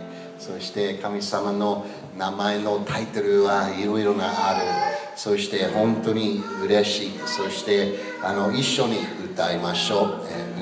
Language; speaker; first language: Japanese; non-native, learner; English